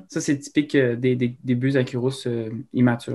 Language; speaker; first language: French; native; French